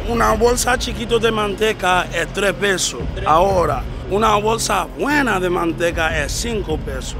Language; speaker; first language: Spanish; non-native, learner; English